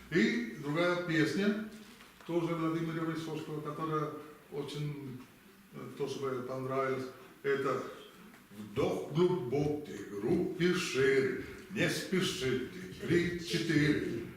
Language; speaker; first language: Russian; non-native, fluent; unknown